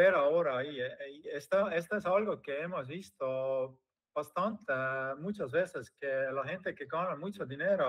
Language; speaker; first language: Spanish; non-native, fluent; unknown